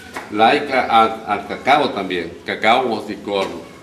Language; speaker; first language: English; non-native, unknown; Spanish